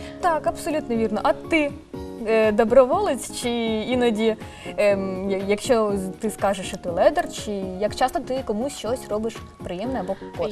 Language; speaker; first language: Ukrainian; native; Ukrainian